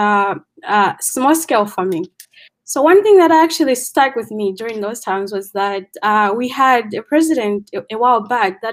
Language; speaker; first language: English; non-native, local second language; Nyanja